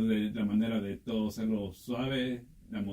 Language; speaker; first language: Spanish; native; Spanish